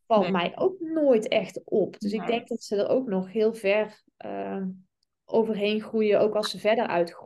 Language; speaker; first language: Dutch; native; Dutch